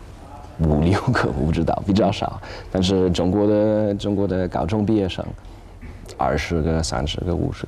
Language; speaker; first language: Chinese; non-native, fluent; English